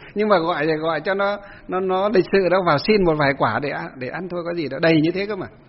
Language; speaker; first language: Vietnamese; native; Vietnamese